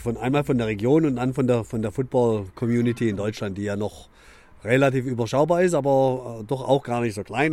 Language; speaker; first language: German; native; German